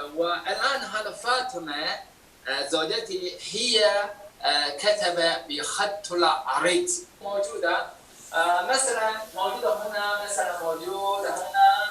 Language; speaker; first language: Arabic; non-native, fluent; Chinese